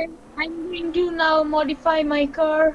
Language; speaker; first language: English; non-native, learner; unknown